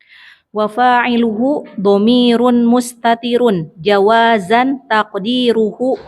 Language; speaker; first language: Arabic; non-native, learner; Indonesian